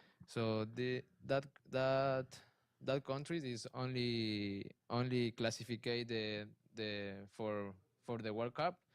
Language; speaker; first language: English; non-native, learner; Spanish